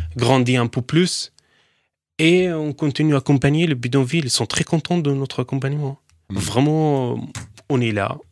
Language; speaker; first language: French; non-native, learner; Arabic